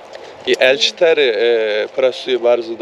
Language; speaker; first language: Polish; non-native, learner; Turkish